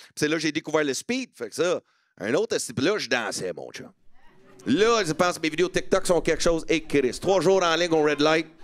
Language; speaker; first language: French; non-native, local second language; English